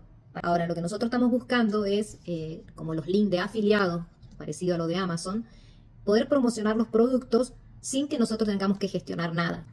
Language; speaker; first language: Spanish; native; Spanish